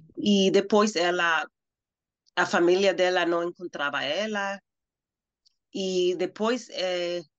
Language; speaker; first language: Portuguese; non-native, learner; Spanish